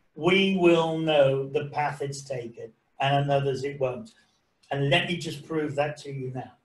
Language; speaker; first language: English; native; English